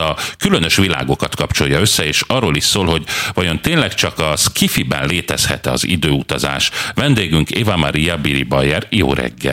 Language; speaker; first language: Hungarian; native; Hungarian